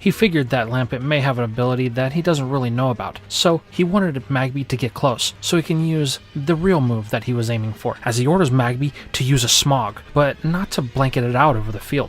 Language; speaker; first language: English; native; English